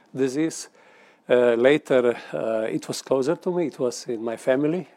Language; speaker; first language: English; non-native, fluent; Slovenian